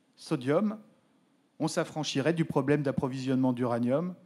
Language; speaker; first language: French; native; French